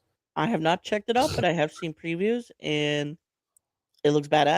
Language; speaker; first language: English; native; English